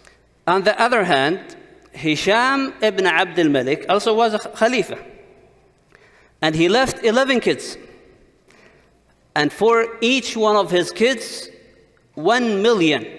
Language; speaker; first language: English; non-native, fluent; Arabic